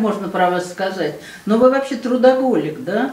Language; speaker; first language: Russian; native; Russian